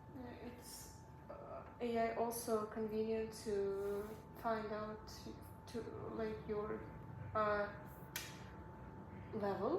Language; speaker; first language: English; non-native, learner; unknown